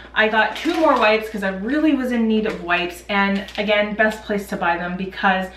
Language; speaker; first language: English; native; English